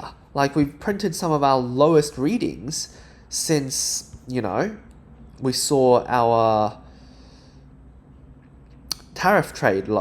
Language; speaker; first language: English; native; English